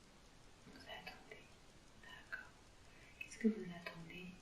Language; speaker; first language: French; native; French